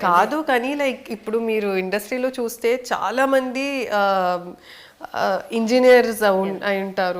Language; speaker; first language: Telugu; non-native, fluent; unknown